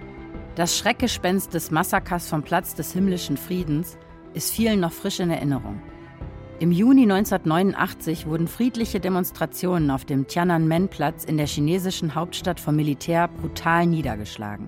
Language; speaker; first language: German; native; German